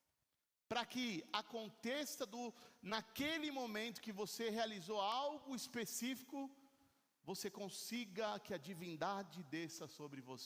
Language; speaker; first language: Portuguese; native; Portuguese